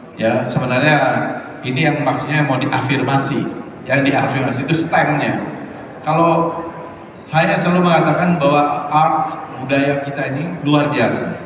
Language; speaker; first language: Indonesian; native; Indonesian